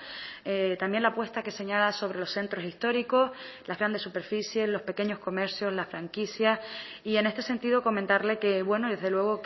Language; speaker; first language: Spanish; native; Spanish